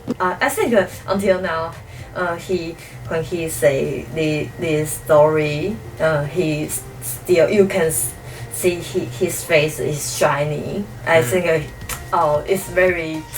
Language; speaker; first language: English; non-native, learner; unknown